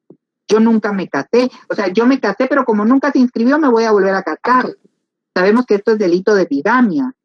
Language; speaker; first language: Spanish; native; Spanish